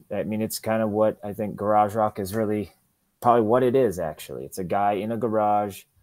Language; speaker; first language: English; native; English